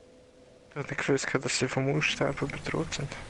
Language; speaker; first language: German; native; German